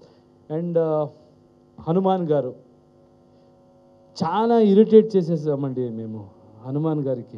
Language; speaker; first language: Telugu; non-native, learner; Kannada